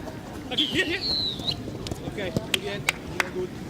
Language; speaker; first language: German; non-native, learner; Italian